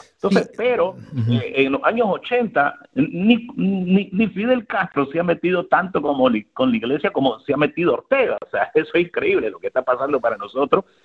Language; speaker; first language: Spanish; native; Spanish